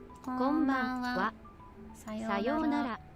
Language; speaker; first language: Japanese; non-native, learner; English